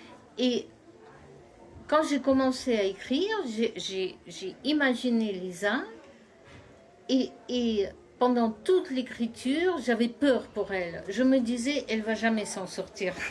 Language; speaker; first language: French; non-native, fluent; Russian